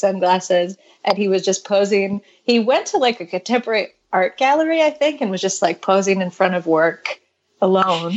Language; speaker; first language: English; native; English